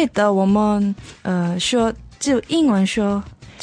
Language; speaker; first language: Chinese; non-native, learner; Korean